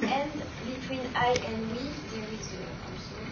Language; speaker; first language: English; non-native, learner; French